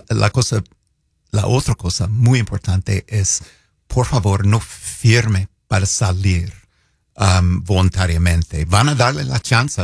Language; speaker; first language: Spanish; non-native, fluent; English